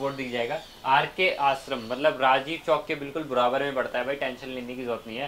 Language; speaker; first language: Hindi; native; Hindi